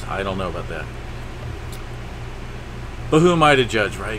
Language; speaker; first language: English; native; English